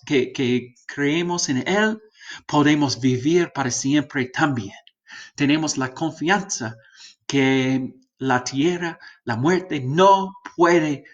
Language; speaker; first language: Spanish; non-native, fluent; English